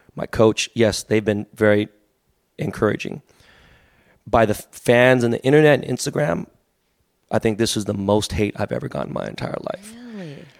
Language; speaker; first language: English; native; English